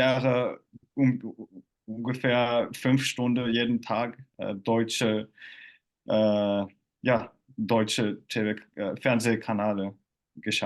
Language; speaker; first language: German; non-native, fluent; Finnish